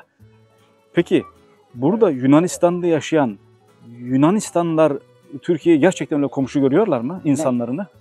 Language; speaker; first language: Turkish; native; Turkish